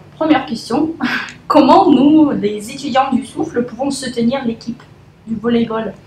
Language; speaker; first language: French; non-native, learner; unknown